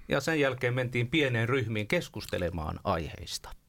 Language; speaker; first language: Finnish; native; Finnish